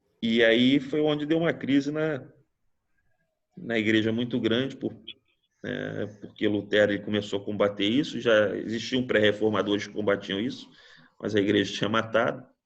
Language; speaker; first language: Portuguese; native; Portuguese